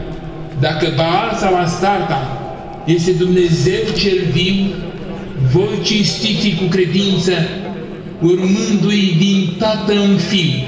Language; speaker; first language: Romanian; native; Romanian